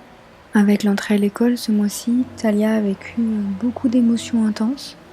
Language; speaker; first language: French; native; French